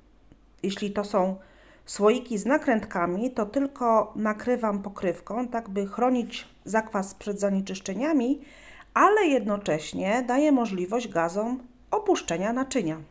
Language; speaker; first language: Polish; native; Polish